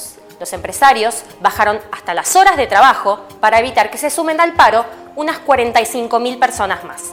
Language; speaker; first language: Spanish; native; Spanish